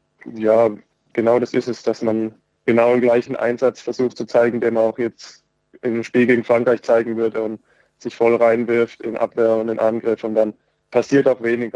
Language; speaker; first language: German; native; German